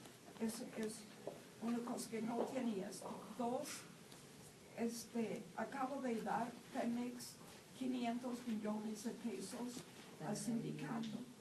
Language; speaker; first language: Spanish; non-native, fluent; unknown